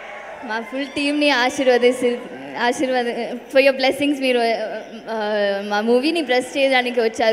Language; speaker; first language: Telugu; non-native, learner; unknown